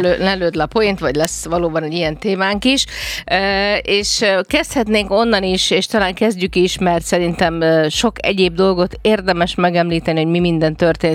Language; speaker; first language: Hungarian; native; Hungarian